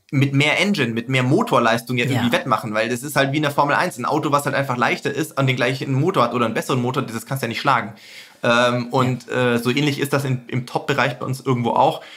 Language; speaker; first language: German; native; German